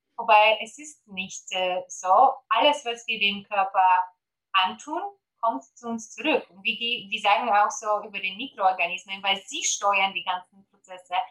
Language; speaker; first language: German; non-native, fluent; Polish